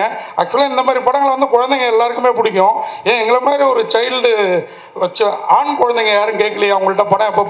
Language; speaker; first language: Tamil; native; Tamil